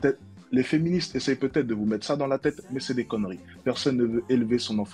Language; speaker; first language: French; native; French